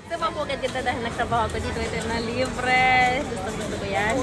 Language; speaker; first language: Filipino; non-native, learner; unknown